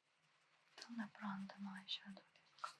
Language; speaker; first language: Japanese; non-native, learner; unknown